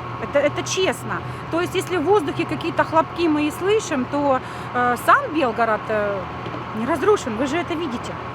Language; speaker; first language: Russian; native; Russian